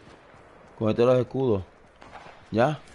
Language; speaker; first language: Spanish; native; Spanish